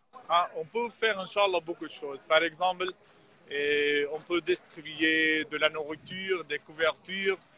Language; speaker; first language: French; non-native, fluent; Arabic